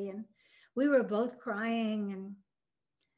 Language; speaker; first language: English; early bilingual, other home language; Norwegian